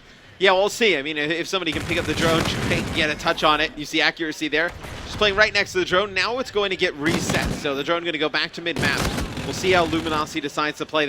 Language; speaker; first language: English; native; English